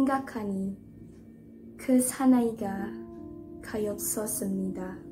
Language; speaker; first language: Korean; non-native, learner; Indonesian